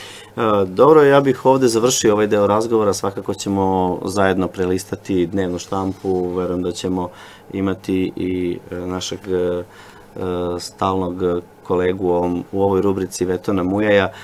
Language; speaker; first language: Serbian; native; Serbian